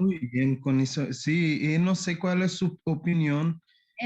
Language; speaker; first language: Spanish; non-native, learner; Portuguese